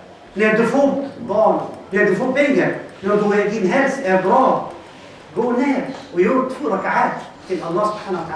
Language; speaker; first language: Swedish; non-native, fluent; Arabic